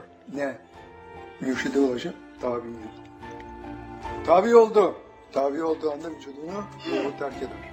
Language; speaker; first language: Turkish; native; Turkish